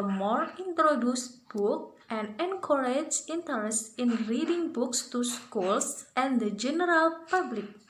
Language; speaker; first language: English; non-native, learner; Indonesian